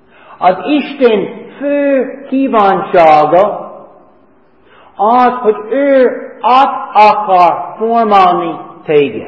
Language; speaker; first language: Hungarian; non-native, fluent; English